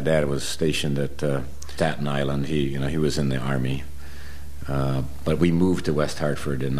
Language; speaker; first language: English; native; English